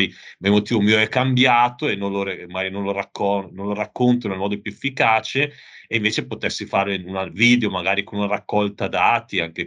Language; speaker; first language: Italian; native; Italian